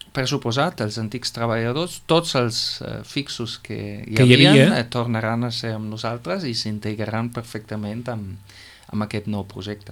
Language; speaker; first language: Catalan; non-native, fluent; German